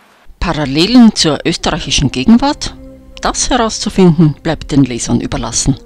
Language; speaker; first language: German; native; German